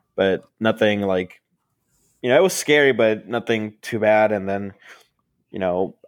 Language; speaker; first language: English; early bilingual, other home language; Spanish